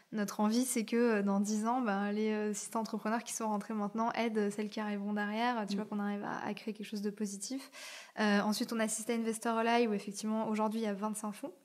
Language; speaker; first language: French; native; French